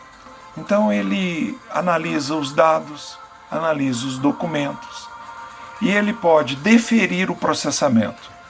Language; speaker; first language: Portuguese; native; Portuguese